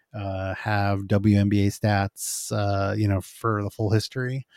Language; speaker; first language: English; native; English